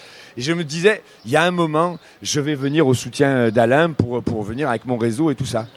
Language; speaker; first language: French; native; French